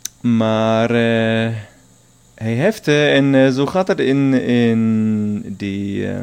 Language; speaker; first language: Dutch; non-native, learner; German